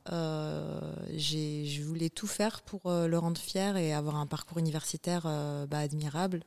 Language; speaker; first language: French; early bilingual, other home language; Arabic